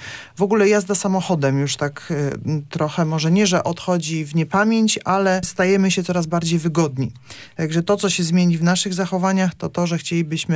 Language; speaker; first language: Polish; native; Polish